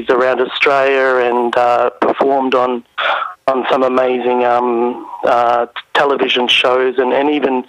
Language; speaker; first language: English; native; English